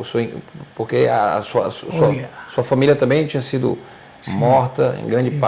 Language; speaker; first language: Portuguese; native; Portuguese